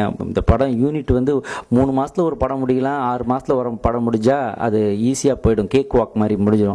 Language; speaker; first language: Tamil; native; Tamil